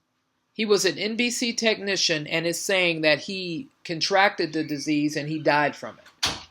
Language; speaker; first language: English; native; English